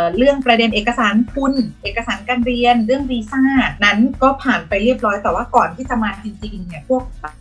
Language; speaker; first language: Thai; native; Thai